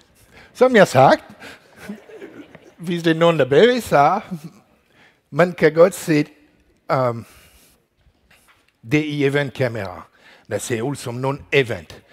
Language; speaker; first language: Danish; non-native, learner; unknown